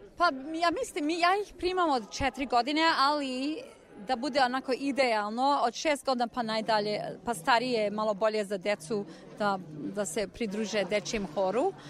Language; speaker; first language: Serbian; early bilingual, heritage; Serbian